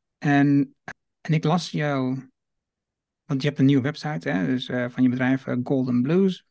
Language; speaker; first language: Dutch; native; Dutch